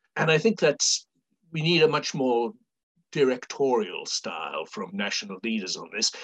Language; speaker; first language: English; native; English